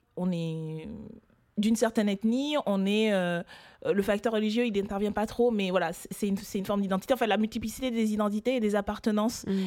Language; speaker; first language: French; early bilingual, other home language; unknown